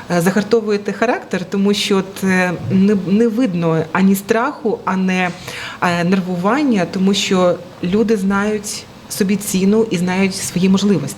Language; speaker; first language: Ukrainian; native; Ukrainian